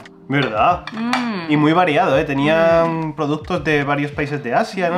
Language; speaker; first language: Spanish; native; Spanish